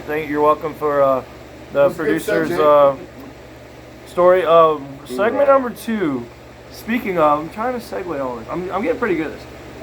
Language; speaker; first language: English; native; English